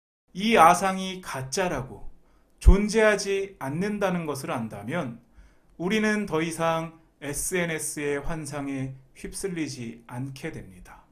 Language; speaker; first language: Korean; native; Korean